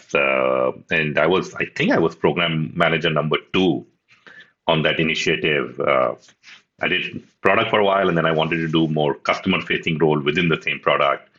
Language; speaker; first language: English; non-native, local second language; Hindi